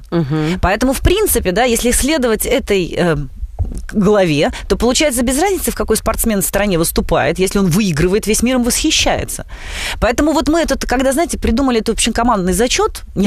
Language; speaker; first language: Russian; native; Russian